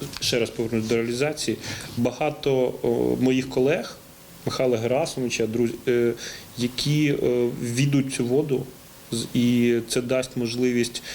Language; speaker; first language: Ukrainian; native; Ukrainian